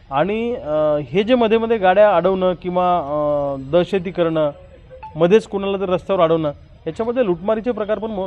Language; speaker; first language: Marathi; native; Marathi